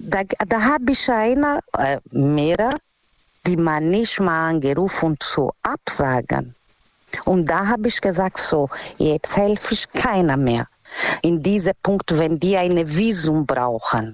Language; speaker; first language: German; non-native, learner; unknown